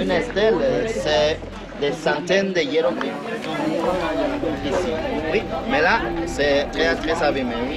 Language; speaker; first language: French; non-native, fluent; Spanish